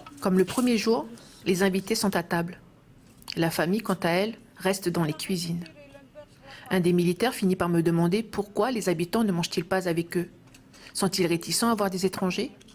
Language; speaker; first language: French; native; French